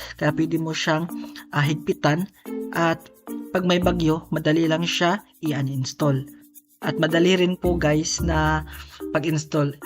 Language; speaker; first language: Filipino; non-native, local second language; Cebuano